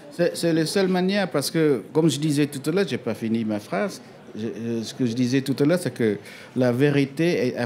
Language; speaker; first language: French; non-native, fluent; Khmer